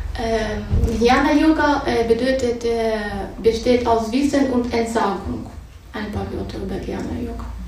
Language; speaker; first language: German; non-native, fluent; Russian